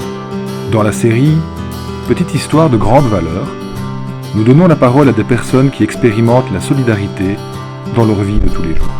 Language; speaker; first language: French; native; French